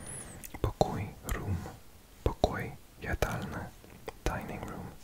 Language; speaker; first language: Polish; non-native, learner; English